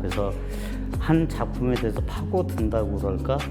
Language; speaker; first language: Korean; native; Korean